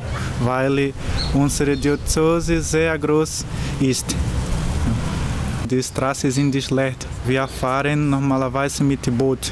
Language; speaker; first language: German; non-native, learner; Portuguese